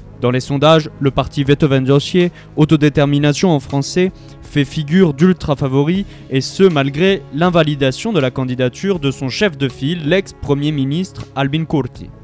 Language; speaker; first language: French; native; French